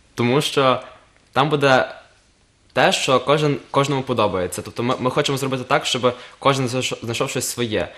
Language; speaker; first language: Ukrainian; native; Ukrainian